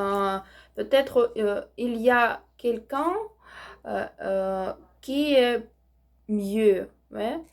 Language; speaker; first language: French; non-native, learner; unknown